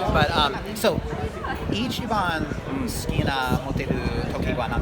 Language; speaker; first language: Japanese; non-native, learner; English